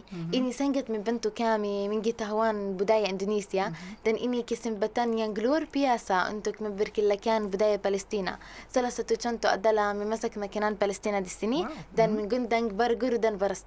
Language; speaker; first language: Indonesian; non-native, learner; Arabic